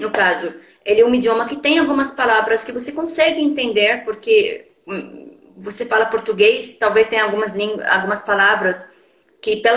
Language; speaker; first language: Portuguese; non-native, fluent; Arabic